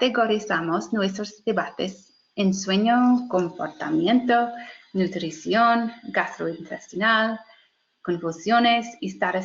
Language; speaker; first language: Spanish; non-native, fluent; English